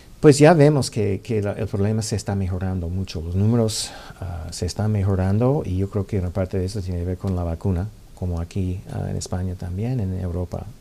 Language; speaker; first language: Spanish; non-native, fluent; English